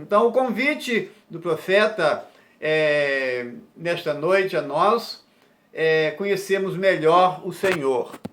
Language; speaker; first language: Portuguese; native; Portuguese